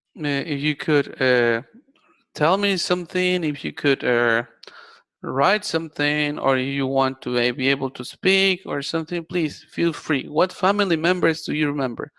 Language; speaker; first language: English; non-native, fluent; Spanish